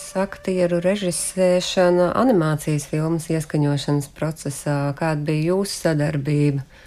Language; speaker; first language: Latvian; native; Latvian